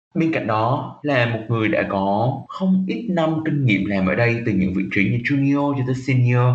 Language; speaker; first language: Vietnamese; native; Vietnamese